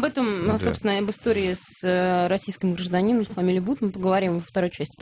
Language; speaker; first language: Russian; native; Russian